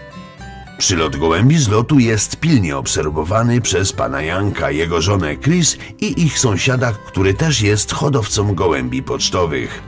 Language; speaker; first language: Polish; native; Polish